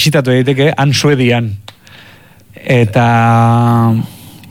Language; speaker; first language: Basque; native; Basque